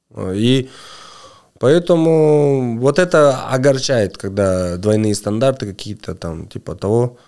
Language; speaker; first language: Russian; non-native, local second language; Kyrgyz